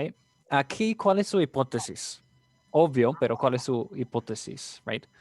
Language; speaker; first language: Spanish; non-native, fluent; English